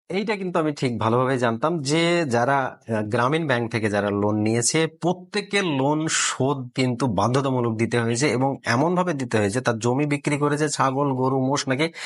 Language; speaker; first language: Bangla; native; Bangla